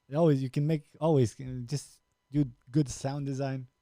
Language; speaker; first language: English; non-native, fluent; Romanian